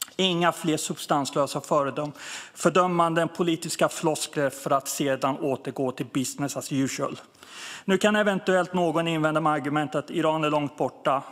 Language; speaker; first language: Swedish; early bilingual, other home language; Persian